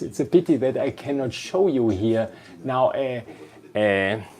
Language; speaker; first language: English; non-native, fluent; German